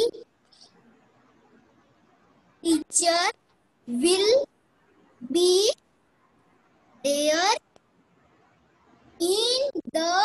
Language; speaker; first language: English; non-native, learner; Hindi